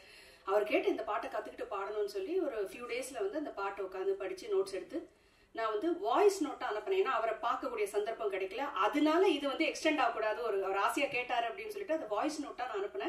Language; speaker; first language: Tamil; native; Tamil